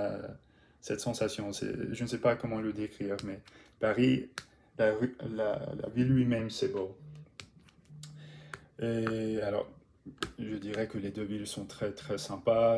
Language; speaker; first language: French; non-native, learner; English